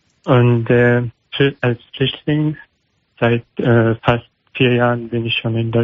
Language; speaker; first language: German; non-native, learner; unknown